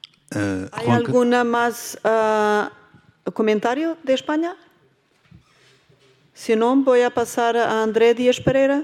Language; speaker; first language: Spanish; non-native, fluent; Portuguese